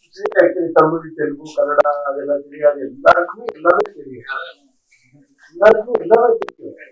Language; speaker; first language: Tamil; non-native, learner; Kannada